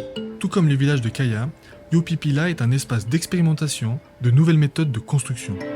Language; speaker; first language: French; native; French